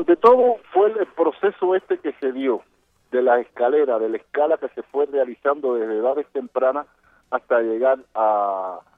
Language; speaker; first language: Spanish; native; Spanish